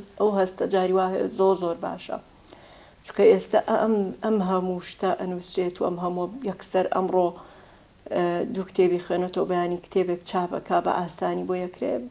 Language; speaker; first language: Central Kurdish; non-native, local second language; Gurani